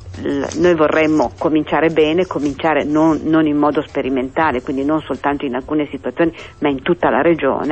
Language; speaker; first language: Italian; native; Italian